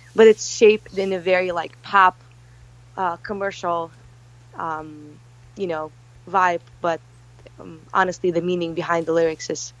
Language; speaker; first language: English; early bilingual, other home language; Russian